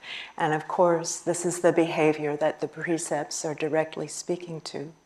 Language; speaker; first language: English; native; English